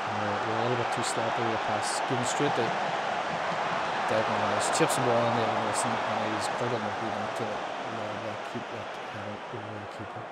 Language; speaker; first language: English; native; English